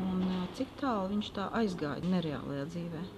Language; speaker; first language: Latvian; native; Latvian